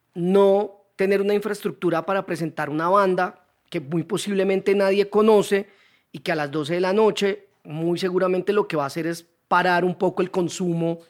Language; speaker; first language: Spanish; native; Spanish